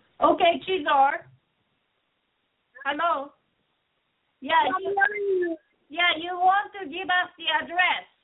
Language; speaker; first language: English; non-native, fluent; Japanese